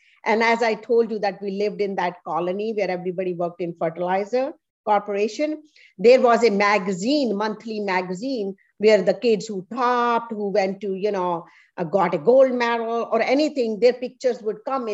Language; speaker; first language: English; non-native, local second language; Punjabi